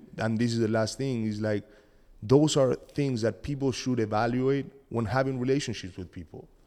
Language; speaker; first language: English; non-native, fluent; Spanish